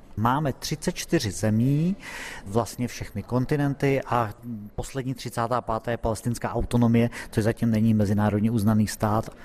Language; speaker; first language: Czech; native; Czech